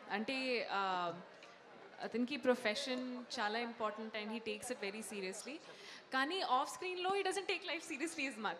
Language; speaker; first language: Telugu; non-native, learner; Hindi